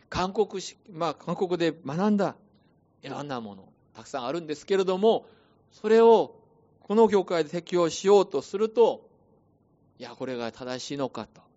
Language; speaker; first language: Japanese; non-native, fluent; Korean